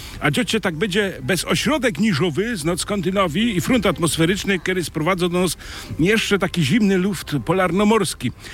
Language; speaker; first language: Polish; native; Polish